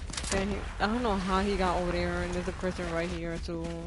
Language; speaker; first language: English; early bilingual, other home language; Spanish